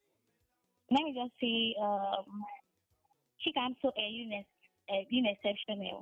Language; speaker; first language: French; non-native, learner; Igbo